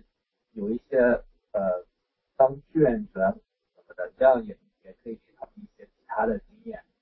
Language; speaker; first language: Chinese; non-native, fluent; English